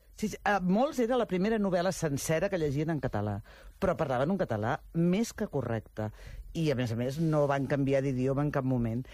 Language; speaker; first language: Catalan; native; Catalan